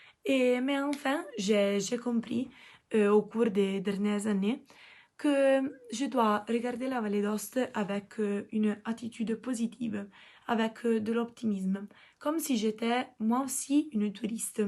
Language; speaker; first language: French; non-native, local second language; Italian